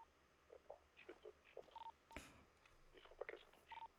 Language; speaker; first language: French; native; French